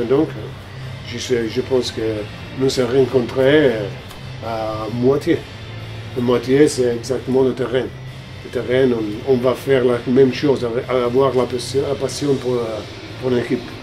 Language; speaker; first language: French; non-native, learner; Italian